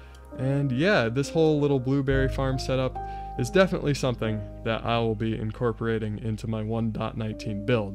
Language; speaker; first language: English; native; English